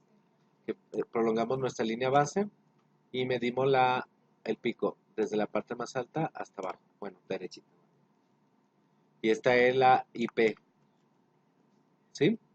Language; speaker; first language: Spanish; native; Spanish